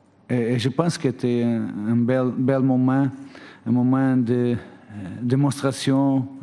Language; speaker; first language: French; non-native, learner; Portuguese